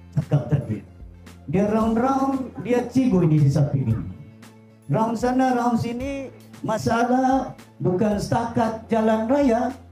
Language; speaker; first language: Malay; non-native, local second language; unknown